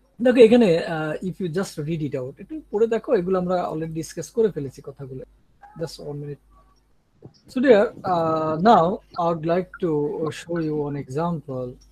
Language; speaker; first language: English; non-native, local second language; Bangla